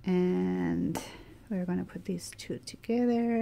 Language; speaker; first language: English; native; English